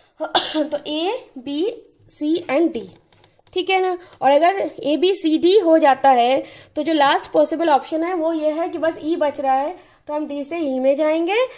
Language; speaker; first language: Hindi; non-native, local second language; Bangla